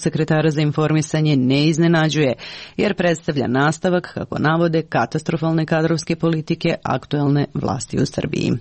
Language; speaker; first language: Serbian; native; Serbian